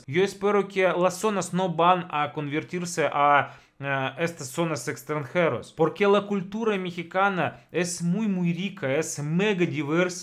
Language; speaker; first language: Spanish; non-native, fluent; Russian